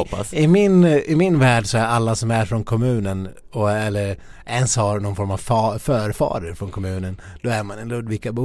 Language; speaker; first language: Swedish; native; Swedish